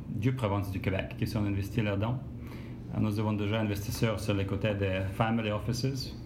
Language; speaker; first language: French; non-native, learner; Russian